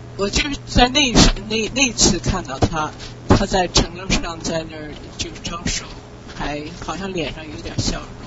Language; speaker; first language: Chinese; non-native, fluent; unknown